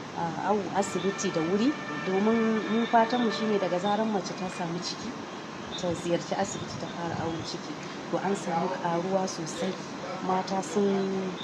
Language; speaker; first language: Hausa; native; Hausa